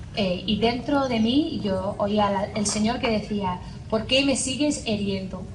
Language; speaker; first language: Spanish; non-native, fluent; English